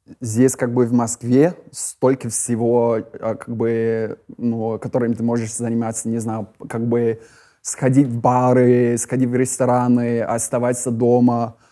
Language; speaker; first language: Russian; non-native, fluent; English